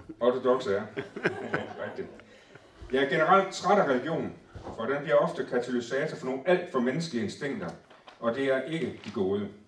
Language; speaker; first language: Danish; native; Danish